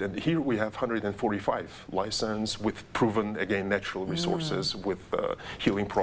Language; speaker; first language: English; non-native, fluent; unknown